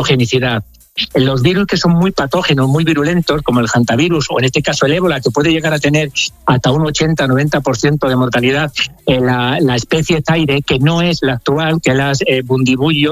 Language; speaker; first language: Spanish; native; Spanish